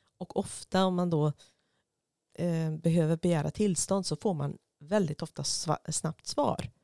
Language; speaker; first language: Swedish; native; Swedish